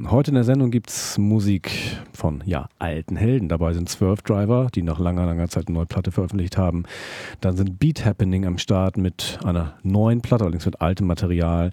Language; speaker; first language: German; native; German